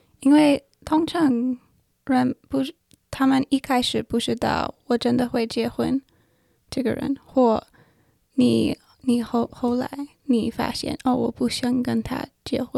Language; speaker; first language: Chinese; non-native, learner; English